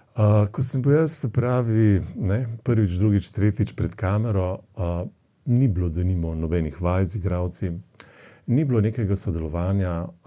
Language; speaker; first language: Slovenian; native; Slovenian